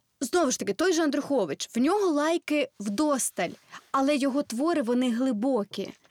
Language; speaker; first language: Ukrainian; non-native, local second language; Russian